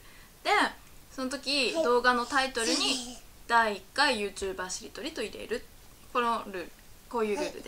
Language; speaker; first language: Japanese; native; Japanese